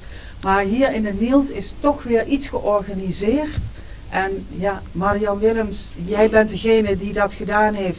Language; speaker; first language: Dutch; native; Dutch